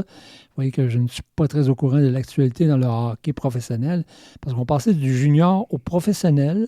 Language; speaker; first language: French; native; French